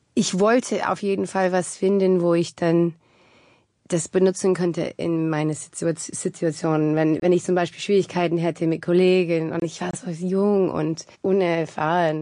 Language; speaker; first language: German; non-native, fluent; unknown